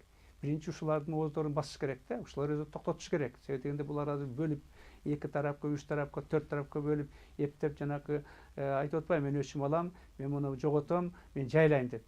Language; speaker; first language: Kyrgyz; native; Kyrgyz